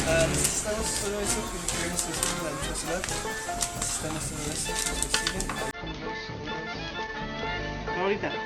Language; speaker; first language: Spanish; non-native, learner; French